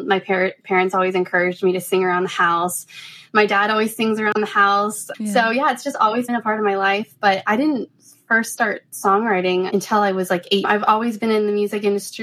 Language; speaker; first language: English; native; English